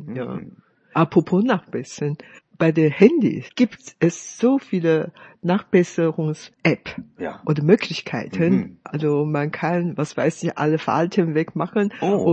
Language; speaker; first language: German; non-native, fluent; Chinese